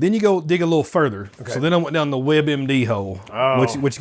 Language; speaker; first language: English; native; English